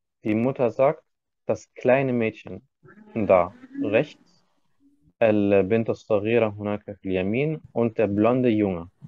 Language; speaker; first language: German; non-native, fluent; Arabic